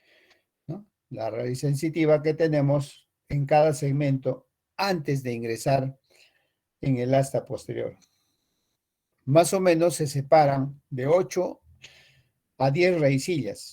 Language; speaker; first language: Spanish; native; Spanish